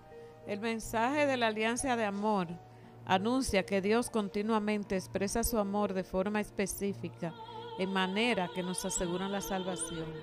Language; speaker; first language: Spanish; native; Spanish